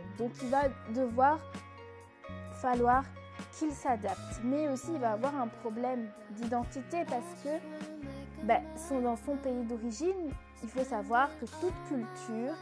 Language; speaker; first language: French; native; French